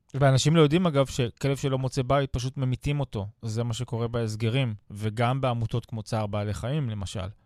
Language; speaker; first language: Hebrew; native; Hebrew